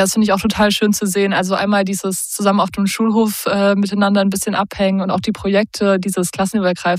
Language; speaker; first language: German; native; German